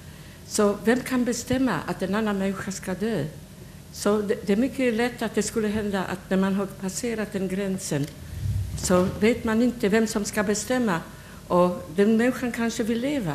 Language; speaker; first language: Swedish; non-native, fluent; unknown